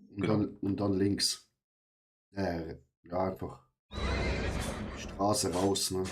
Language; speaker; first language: German; native; German